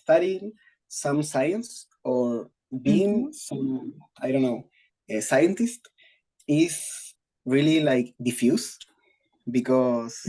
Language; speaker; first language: English; non-native, learner; Spanish